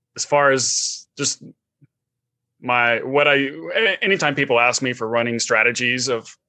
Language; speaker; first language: English; native; English